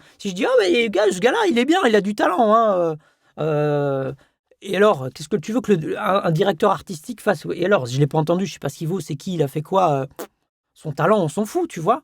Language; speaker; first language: French; native; French